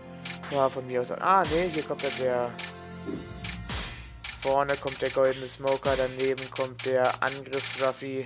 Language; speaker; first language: German; native; German